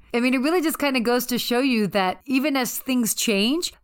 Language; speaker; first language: English; native; English